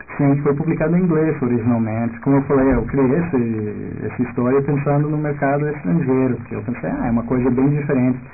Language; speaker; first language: Portuguese; non-native, fluent; English